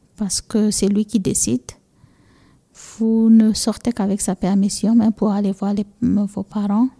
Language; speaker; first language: French; non-native, local second language; Fula